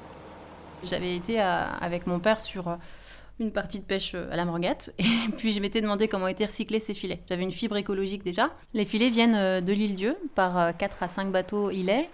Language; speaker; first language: French; native; French